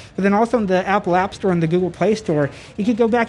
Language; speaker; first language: English; native; English